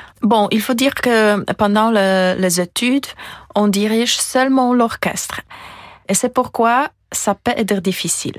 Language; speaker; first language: French; non-native, fluent; Polish